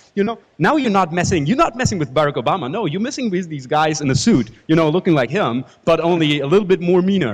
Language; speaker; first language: English; non-native, fluent; German